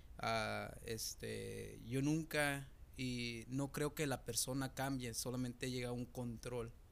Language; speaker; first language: Spanish; native; Spanish